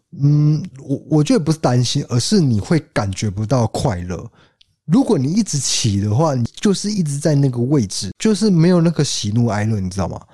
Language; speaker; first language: Chinese; native; Chinese